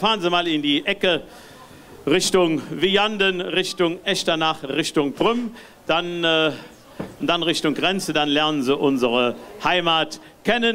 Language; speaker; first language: German; native; German